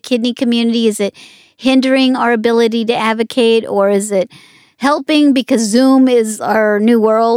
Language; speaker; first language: English; native; English